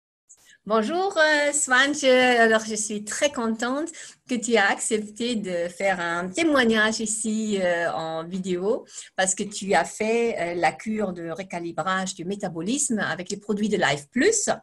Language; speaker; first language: French; non-native, fluent; German